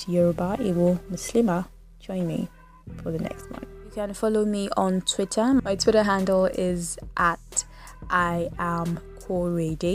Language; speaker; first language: English; non-native, local second language; Yoruba